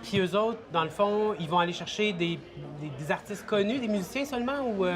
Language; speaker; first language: French; native; French